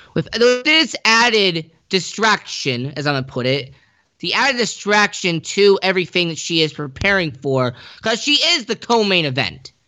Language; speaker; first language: English; native; English